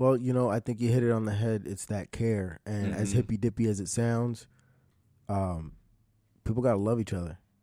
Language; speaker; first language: English; native; English